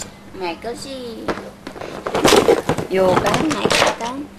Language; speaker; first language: Indonesian; native; Indonesian